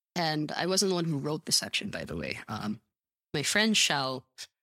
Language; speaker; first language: English; native; English